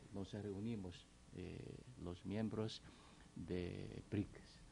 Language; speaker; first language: Spanish; non-native, fluent; Chinese